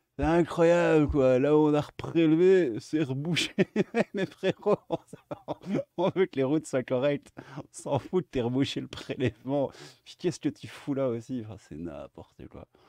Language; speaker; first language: French; native; French